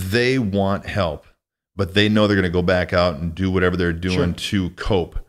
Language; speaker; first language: English; native; English